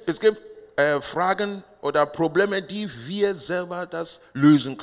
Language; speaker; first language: German; non-native, learner; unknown